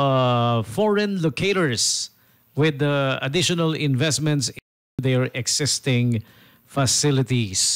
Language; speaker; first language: English; non-native, local second language; Filipino